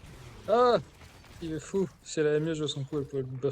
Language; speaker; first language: French; native; French